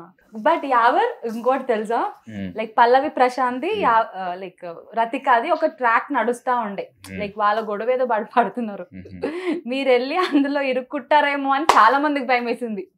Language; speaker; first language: Telugu; native; Telugu